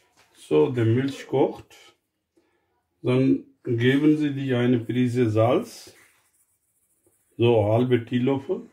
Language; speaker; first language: German; non-native, fluent; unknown